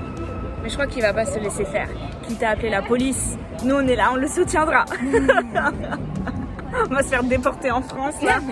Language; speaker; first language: French; native; French